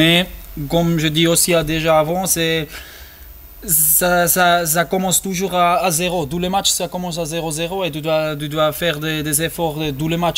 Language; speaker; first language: French; non-native, learner; German